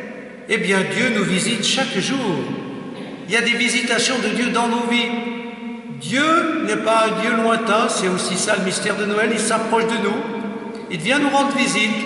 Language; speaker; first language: French; native; French